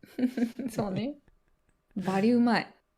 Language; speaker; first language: Japanese; native; Japanese